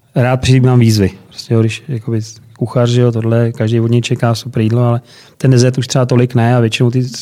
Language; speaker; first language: Czech; native; Czech